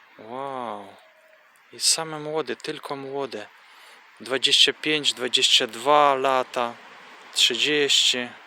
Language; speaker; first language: Polish; non-native, fluent; Ukrainian